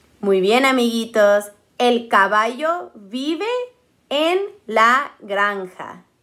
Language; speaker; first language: Spanish; early bilingual, heritage; Spanish